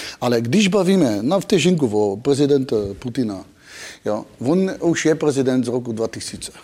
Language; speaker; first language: Czech; non-native, fluent; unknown